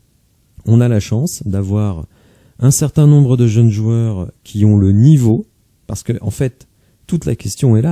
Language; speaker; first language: French; native; French